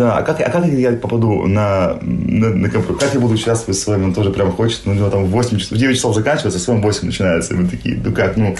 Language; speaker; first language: Russian; native; Russian